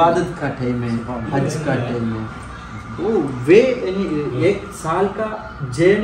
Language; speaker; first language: Hindi; non-native, local second language; Malayalam